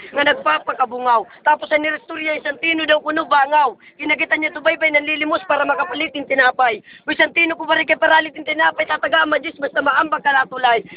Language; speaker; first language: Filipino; non-native, local second language; Waray